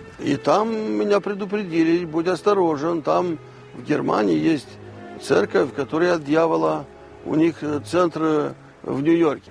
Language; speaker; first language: Russian; non-native, local second language; Romanian